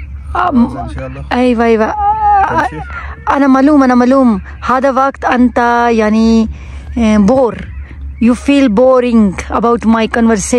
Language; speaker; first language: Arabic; non-native, learner; Urdu